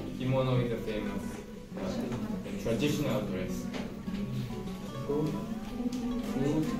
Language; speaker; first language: English; non-native, learner; Japanese